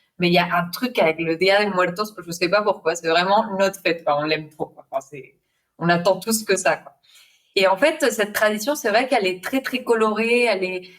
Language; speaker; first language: French; non-native, fluent; Spanish